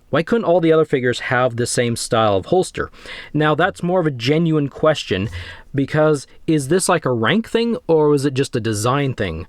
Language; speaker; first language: English; native; English